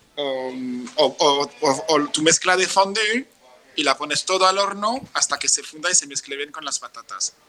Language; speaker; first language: Spanish; non-native, fluent; French